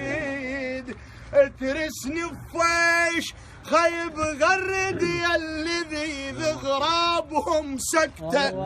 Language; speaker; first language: Arabic; native; Arabic